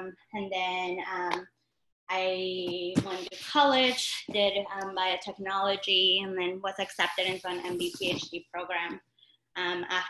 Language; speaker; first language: English; non-native, fluent; Spanish